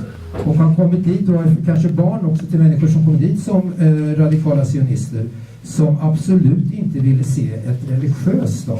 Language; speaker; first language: Swedish; native; Swedish